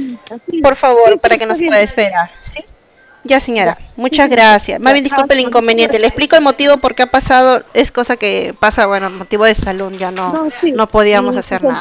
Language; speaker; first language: Spanish; native; Spanish